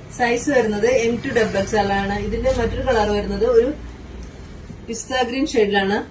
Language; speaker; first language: Malayalam; native; Malayalam